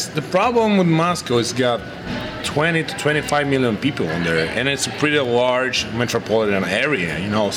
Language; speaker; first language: English; non-native, fluent; Russian